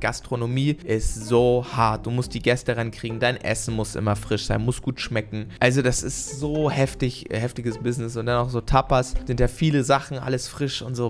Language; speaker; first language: German; native; German